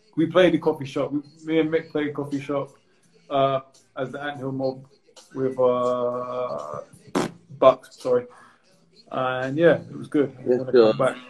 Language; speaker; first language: English; native; English